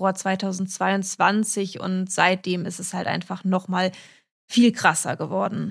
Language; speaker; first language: German; early bilingual, other home language; Russian